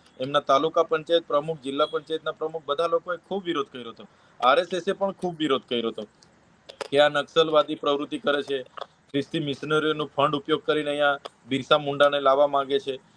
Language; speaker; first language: Gujarati; non-native, local second language; Vasavi